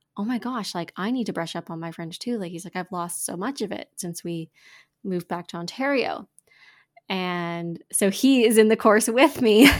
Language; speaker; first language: English; native; English